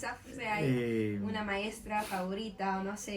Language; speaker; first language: Spanish; non-native, learner; English